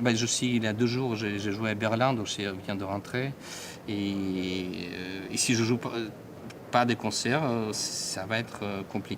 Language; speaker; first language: French; non-native, fluent; Russian